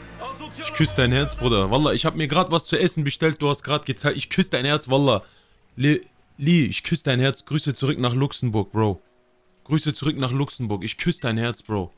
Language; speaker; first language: German; early bilingual, other home language; Turkish